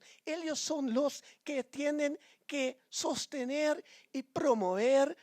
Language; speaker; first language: Spanish; non-native, fluent; Papiamento